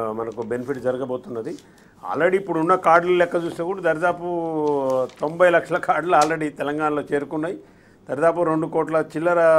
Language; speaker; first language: Telugu; native; Telugu